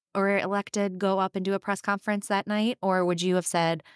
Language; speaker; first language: English; native; English